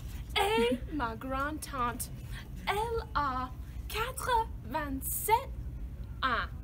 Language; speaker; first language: French; non-native, learner; English